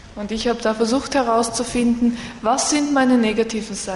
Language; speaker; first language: German; non-native, learner; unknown